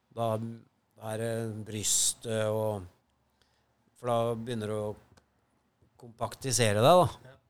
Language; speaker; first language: Norwegian; native; Norwegian